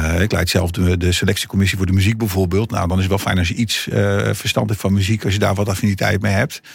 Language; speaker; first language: Dutch; non-native, fluent; Portuguese